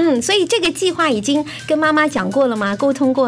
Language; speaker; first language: Chinese; native; Chinese